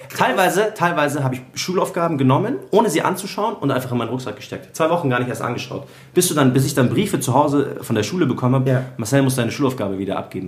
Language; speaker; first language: German; early bilingual, other home language; Arabic